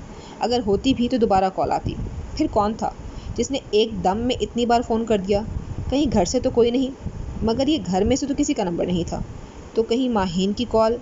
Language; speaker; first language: Urdu; native; Urdu